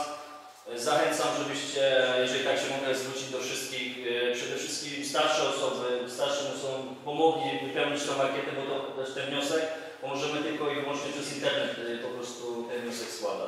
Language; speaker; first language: Polish; native; Polish